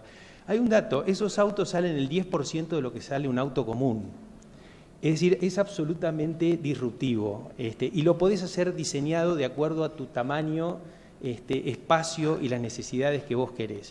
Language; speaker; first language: Spanish; native; Spanish